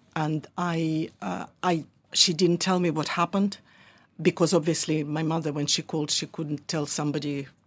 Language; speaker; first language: English; early bilingual, other home language; Russian